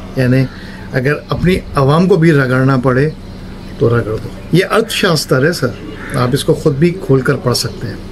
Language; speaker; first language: Urdu; native; Urdu